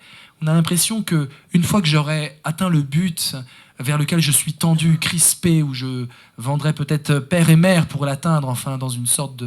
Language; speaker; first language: French; native; French